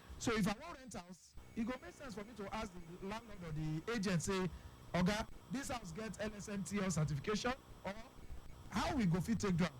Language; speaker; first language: Nigerian Pidgin; non-native, local second language; Yoruba